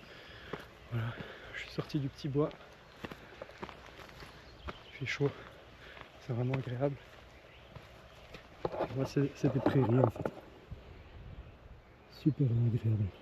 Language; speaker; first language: French; native; French